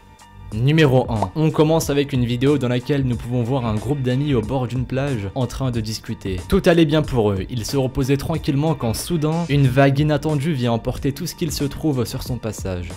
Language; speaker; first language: French; native; French